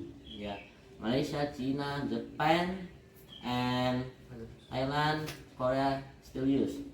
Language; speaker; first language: English; non-native, learner; Indonesian